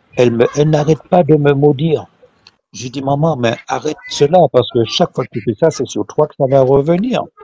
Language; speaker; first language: French; non-native, local second language; Haitian Creole